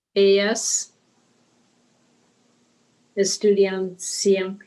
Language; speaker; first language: Spanish; non-native, learner; English